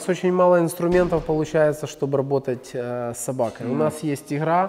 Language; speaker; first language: Russian; native; Russian